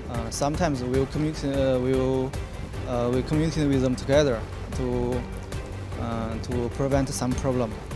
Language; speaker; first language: English; non-native, fluent; Chinese